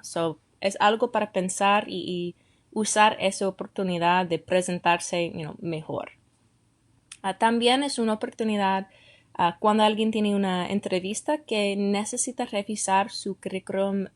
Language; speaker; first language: Spanish; non-native, fluent; English